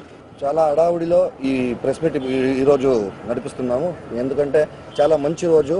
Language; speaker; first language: Telugu; non-native, fluent; Kannada